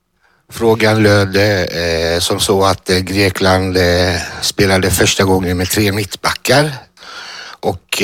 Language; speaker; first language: Swedish; non-native, fluent; Greek